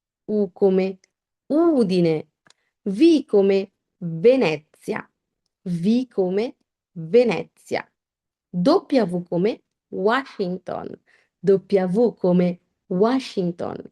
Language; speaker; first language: Italian; non-native, fluent; Bangla